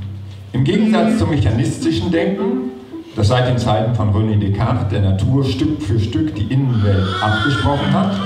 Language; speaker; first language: German; native; German